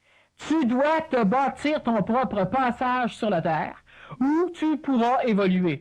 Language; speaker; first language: French; native; French